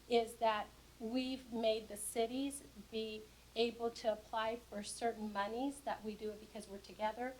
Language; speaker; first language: English; native; English